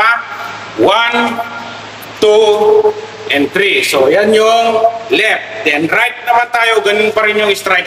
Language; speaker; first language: Filipino; native; Filipino